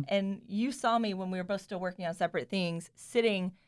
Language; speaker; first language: English; native; English